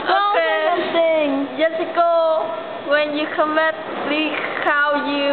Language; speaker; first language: English; non-native, learner; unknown